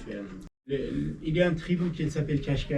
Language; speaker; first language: French; non-native, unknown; Persian